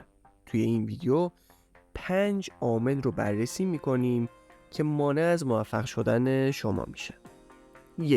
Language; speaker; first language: Persian; native; Persian